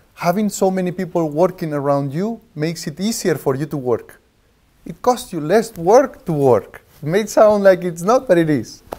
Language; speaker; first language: English; non-native, fluent; Spanish